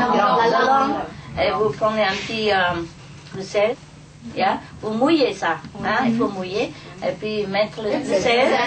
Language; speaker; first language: French; non-native, learner; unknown